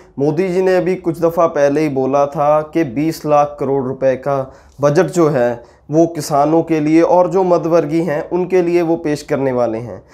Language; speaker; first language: Hindi; non-native, local second language; Punjabi